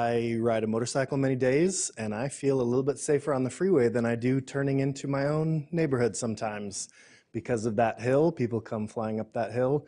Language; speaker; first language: English; native; English